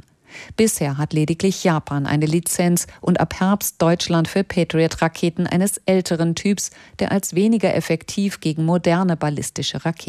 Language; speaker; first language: German; native; German